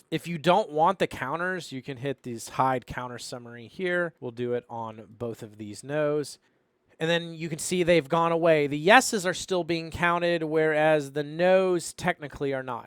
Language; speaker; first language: English; native; English